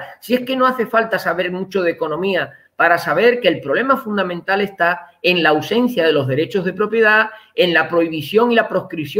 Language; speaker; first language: Spanish; native; Spanish